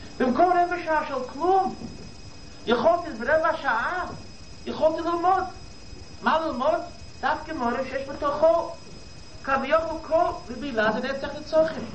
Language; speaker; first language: Hebrew; non-native, fluent; English